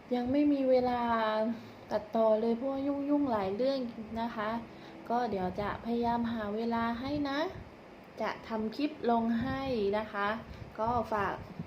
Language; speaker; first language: Thai; native; Thai